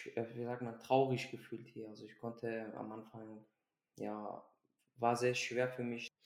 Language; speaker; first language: German; early bilingual, other home language; Persian